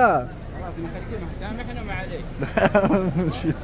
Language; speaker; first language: Arabic; native; Arabic